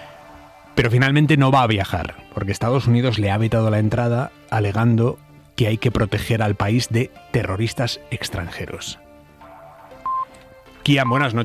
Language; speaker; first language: Spanish; native; Spanish